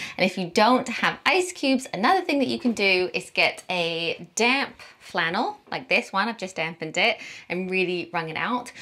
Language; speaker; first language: English; native; English